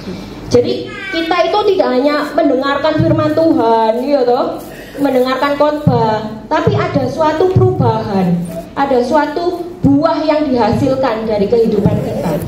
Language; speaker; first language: Indonesian; native; Indonesian